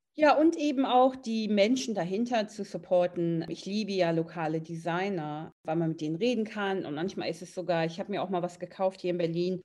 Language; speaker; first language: German; native; German